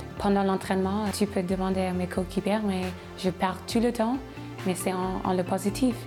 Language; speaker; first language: French; non-native, learner; English